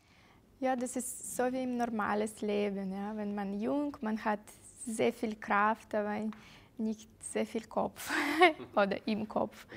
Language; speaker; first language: German; non-native, fluent; Russian